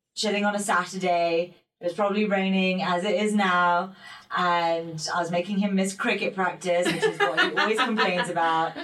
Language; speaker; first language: English; native; English